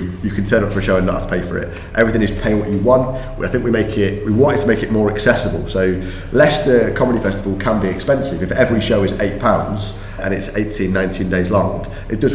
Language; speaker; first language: English; native; English